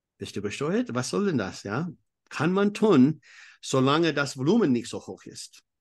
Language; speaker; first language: German; non-native, fluent; English